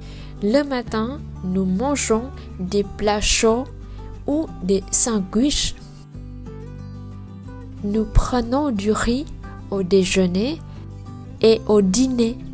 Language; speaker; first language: French; non-native, learner; Vietnamese